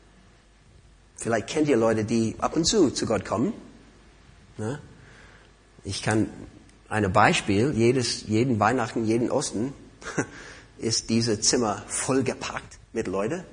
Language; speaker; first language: German; non-native, fluent; English